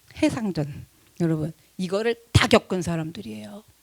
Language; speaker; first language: Korean; native; Korean